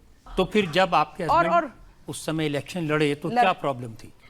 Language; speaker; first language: Hindi; native; Hindi